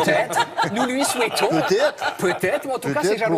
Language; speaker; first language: French; native; French